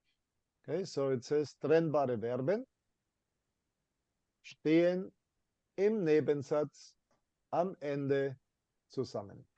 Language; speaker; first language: German; non-native, fluent; English